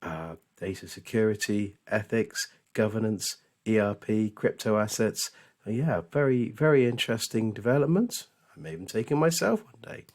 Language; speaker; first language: English; native; English